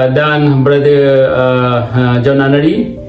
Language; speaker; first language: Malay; non-native, local second language; Achinese